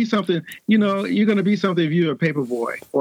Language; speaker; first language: English; native; English